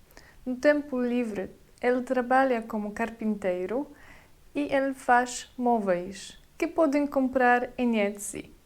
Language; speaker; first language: Portuguese; non-native, fluent; Polish